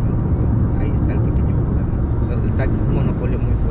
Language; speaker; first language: Spanish; native; Spanish